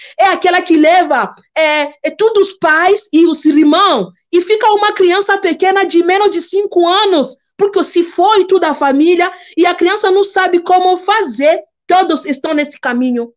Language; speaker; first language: Portuguese; non-native, fluent; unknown